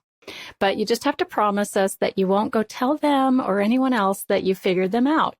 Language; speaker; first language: English; native; English